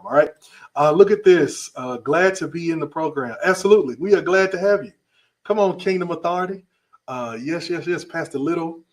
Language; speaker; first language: English; native; English